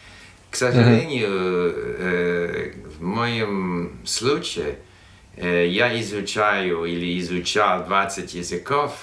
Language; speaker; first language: Russian; non-native, fluent; English